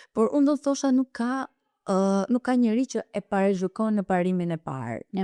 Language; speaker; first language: Albanian; early bilingual, heritage; Albanian